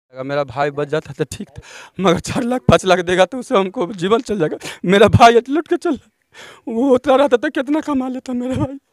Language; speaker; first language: Hindi; native; Hindi